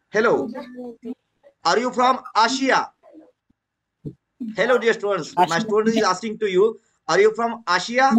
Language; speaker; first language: English; non-native, learner; Marathi